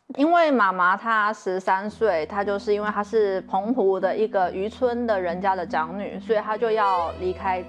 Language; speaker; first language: Chinese; native; Chinese